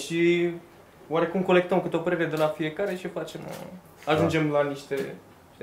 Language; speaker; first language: Romanian; native; Romanian